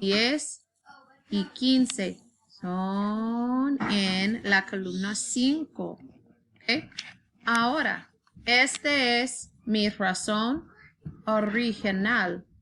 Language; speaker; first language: Spanish; non-native, learner; English